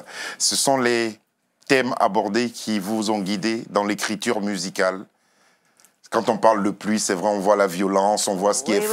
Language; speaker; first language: French; native; French